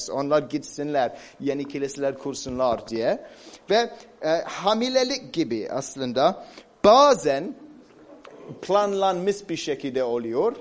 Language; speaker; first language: Turkish; non-native, fluent; English